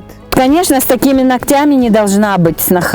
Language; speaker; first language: Russian; native; Russian